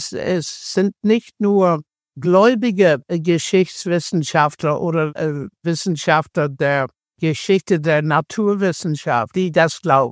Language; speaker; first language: German; non-native, fluent; English